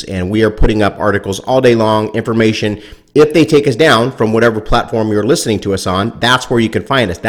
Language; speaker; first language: English; native; English